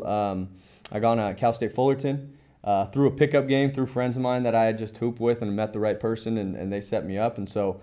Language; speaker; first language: English; native; English